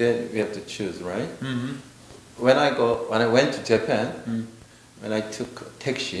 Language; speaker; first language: English; non-native, learner; Korean